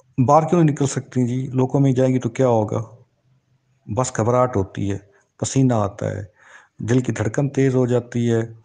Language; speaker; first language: Urdu; native; Urdu